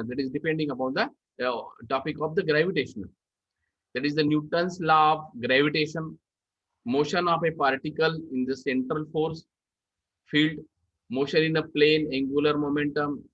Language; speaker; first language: English; non-native, local second language; Marathi